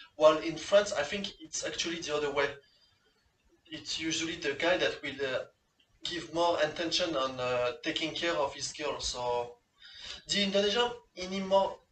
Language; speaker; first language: English; non-native, fluent; French